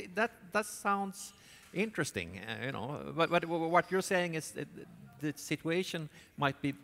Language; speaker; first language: English; non-native, fluent; Swedish